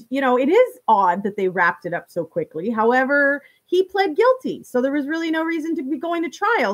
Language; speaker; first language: English; native; English